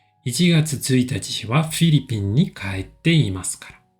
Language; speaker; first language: Japanese; non-native, fluent; French